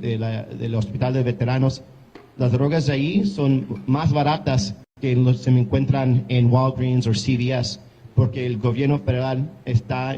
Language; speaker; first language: Spanish; early bilingual, heritage; English